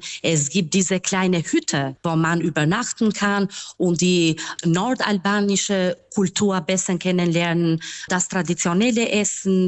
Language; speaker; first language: German; non-native, fluent; Albanian